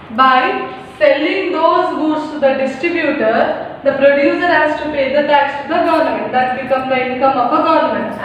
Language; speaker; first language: English; non-native, local second language; Kannada